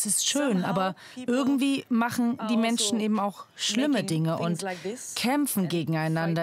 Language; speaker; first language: German; native; German